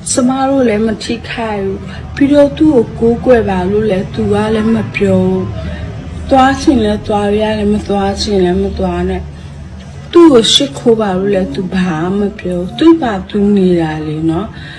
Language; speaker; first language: Burmese; non-native, local second language; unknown